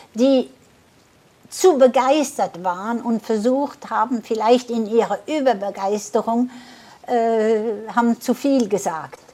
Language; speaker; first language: German; early bilingual, heritage; German